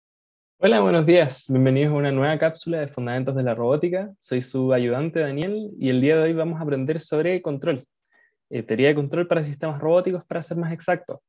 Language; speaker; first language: Spanish; native; Spanish